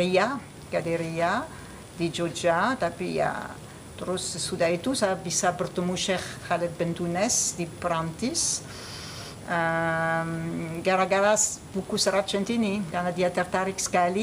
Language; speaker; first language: Indonesian; non-native, fluent; French